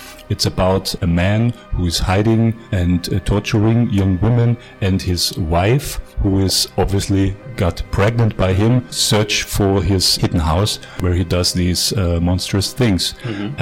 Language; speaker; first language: English; non-native, fluent; German